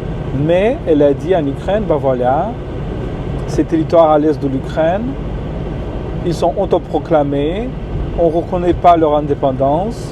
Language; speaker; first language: French; non-native, fluent; Ukrainian